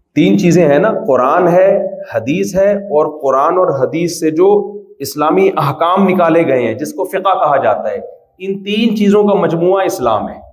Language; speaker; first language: Urdu; native; Urdu